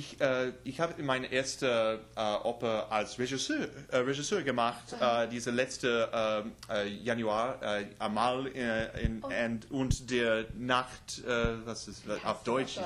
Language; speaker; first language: German; non-native, learner; English